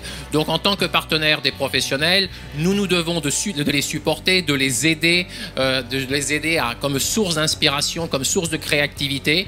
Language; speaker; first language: French; native; French